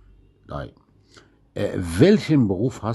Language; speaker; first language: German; non-native, fluent; Arabic